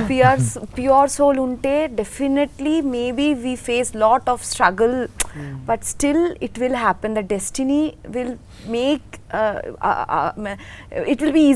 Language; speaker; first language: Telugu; non-native, learner; Bangla